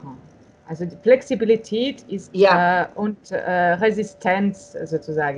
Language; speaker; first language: German; non-native, fluent; Russian